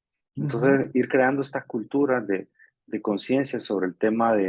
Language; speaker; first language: Spanish; native; Spanish